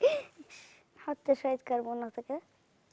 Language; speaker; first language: Arabic; native; Arabic